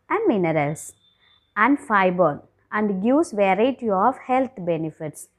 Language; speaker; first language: English; non-native, local second language; Tamil